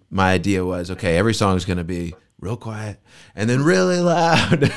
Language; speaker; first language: English; native; English